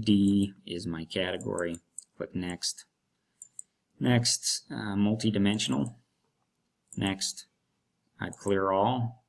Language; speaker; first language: English; native; English